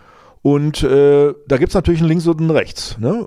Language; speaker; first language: German; native; German